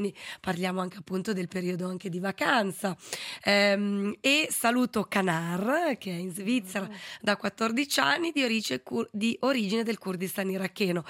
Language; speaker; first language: Italian; native; Italian